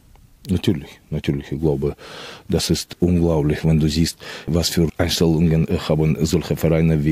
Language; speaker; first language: German; non-native, fluent; Russian